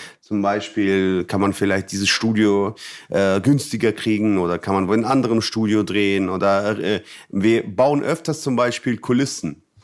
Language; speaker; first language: German; non-native, fluent; Russian